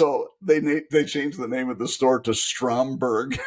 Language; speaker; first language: English; native; English